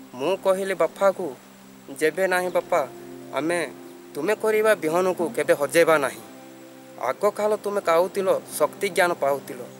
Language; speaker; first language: Odia; non-native, local second language; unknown